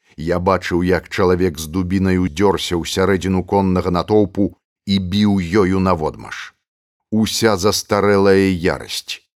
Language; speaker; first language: Belarusian; native; Belarusian